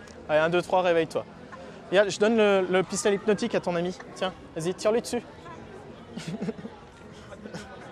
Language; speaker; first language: French; native; French